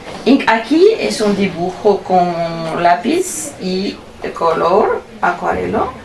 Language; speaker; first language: Spanish; non-native, fluent; Russian